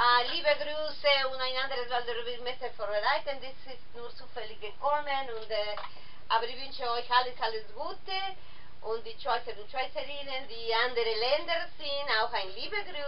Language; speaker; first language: German; non-native, learner; Spanish